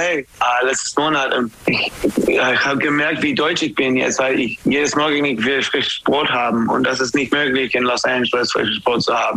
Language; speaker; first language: German; non-native, learner; English